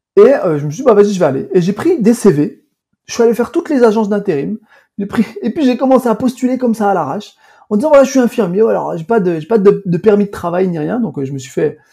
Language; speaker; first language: French; early bilingual, other home language; Arabic